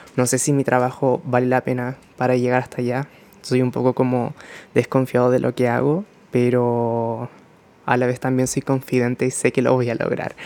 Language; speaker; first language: Spanish; early bilingual, other home language; Japanese